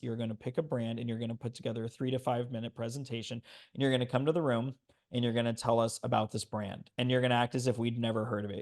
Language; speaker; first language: English; native; English